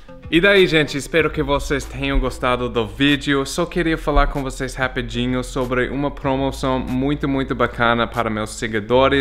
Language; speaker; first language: Portuguese; non-native, fluent; English